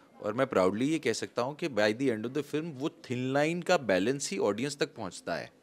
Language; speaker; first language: Hindi; native; Hindi